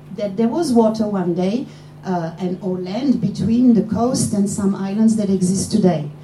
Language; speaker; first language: English; non-native, fluent; Polish